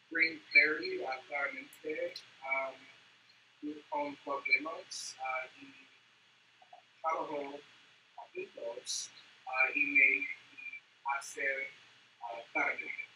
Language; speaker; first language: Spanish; non-native, learner; English